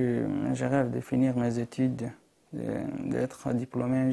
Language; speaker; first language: French; non-native, local second language; Arabic